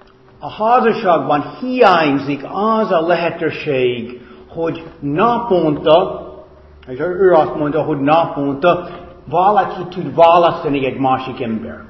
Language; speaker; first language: Hungarian; non-native, fluent; English